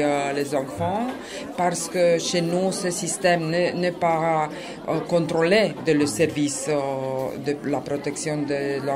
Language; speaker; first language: French; non-native, fluent; Romanian